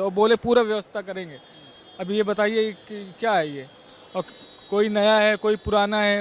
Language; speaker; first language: Hindi; native; Hindi